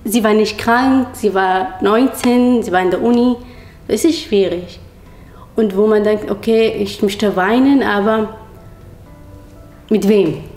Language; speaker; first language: German; non-native, fluent; Arabic